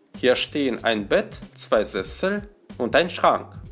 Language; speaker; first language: German; non-native, fluent; Russian